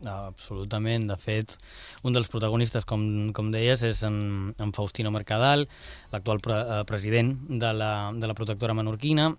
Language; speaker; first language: Catalan; early bilingual, other home language; Spanish